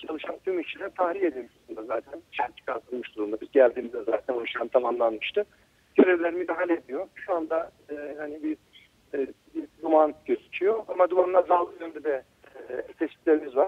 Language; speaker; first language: Turkish; native; Turkish